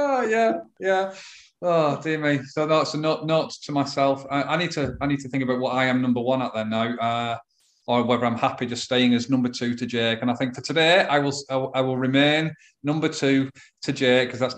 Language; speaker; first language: English; native; English